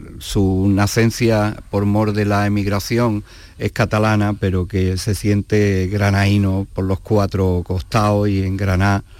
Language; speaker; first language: Spanish; native; Spanish